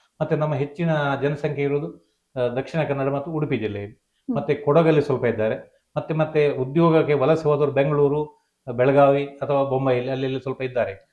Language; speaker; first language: Kannada; non-native, local second language; Konkani